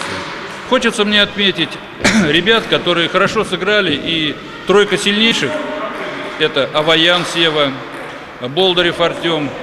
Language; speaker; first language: Russian; native; Russian